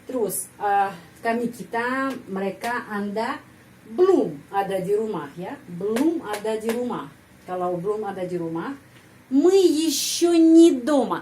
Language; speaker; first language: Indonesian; non-native, fluent; Russian